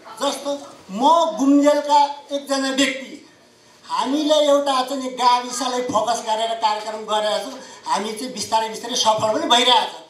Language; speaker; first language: Nepali; non-native, local second language; Sherpa